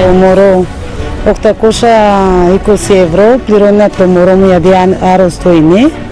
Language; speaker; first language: Greek; non-native, learner; Bulgarian